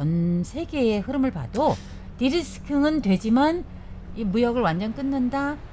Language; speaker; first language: Korean; native; Korean